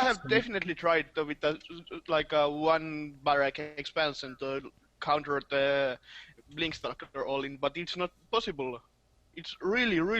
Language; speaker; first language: English; non-native, fluent; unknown